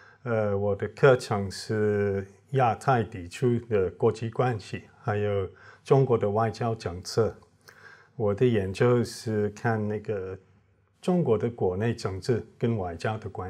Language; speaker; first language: Chinese; non-native, fluent; English